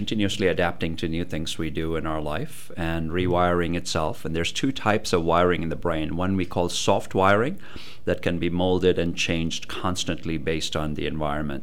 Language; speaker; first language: English; non-native, local second language; Tamil